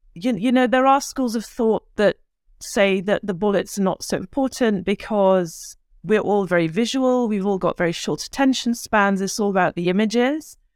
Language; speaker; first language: English; early bilingual, other home language; Turkish